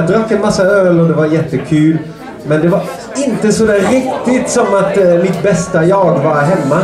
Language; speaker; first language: Swedish; non-native, fluent; German